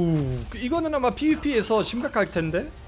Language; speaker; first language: Korean; non-native, fluent; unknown